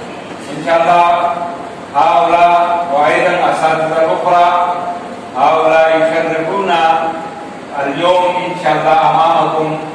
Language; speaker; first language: Arabic; non-native, learner; Urdu